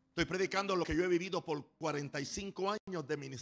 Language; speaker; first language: Spanish; native; Spanish